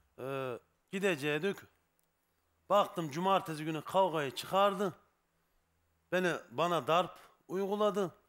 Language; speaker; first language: Turkish; native; Turkish